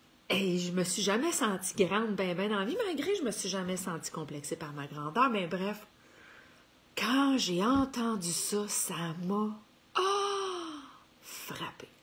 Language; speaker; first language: French; native; French